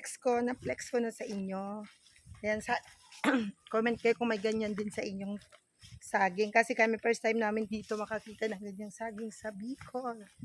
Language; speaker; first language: Filipino; non-native, local second language; Bikol